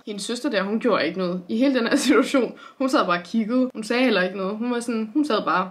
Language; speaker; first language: Danish; native; Danish